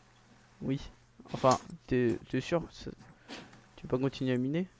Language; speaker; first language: French; native; French